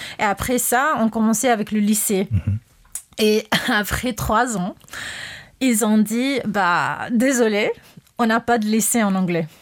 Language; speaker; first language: French; non-native, fluent; English